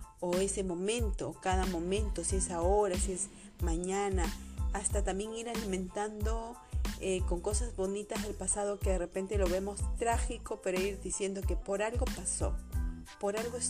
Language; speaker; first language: Spanish; native; Spanish